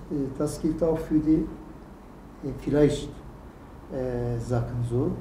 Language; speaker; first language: German; non-native, learner; Turkish